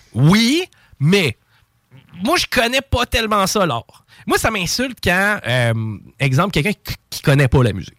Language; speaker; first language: French; native; French